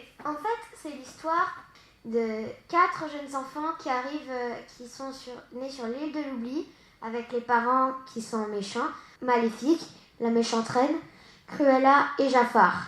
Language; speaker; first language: French; native; French